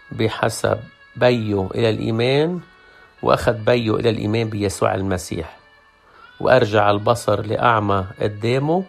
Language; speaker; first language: Arabic; native; Arabic